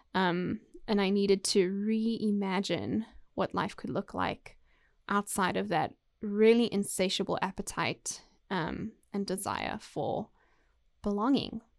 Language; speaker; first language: English; native; English